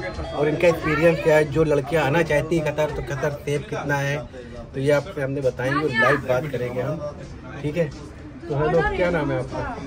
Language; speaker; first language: Hindi; native; Hindi